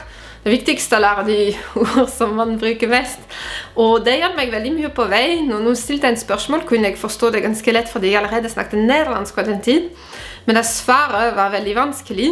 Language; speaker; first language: Norwegian; non-native, fluent; French